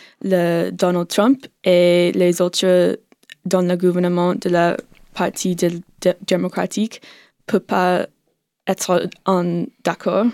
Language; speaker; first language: French; non-native, learner; English